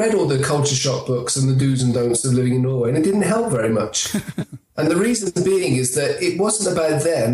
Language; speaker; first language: English; native; English